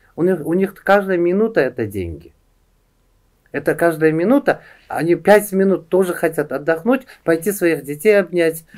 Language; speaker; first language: Russian; non-native, local second language; Uzbek